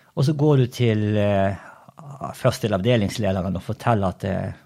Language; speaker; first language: Norwegian; early bilingual, other home language; Portuguese